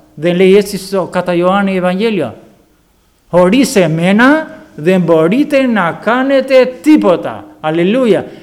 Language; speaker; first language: Greek; non-native, fluent; Albanian